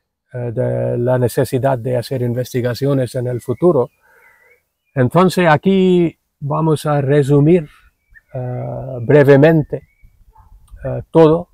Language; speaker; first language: Spanish; non-native, fluent; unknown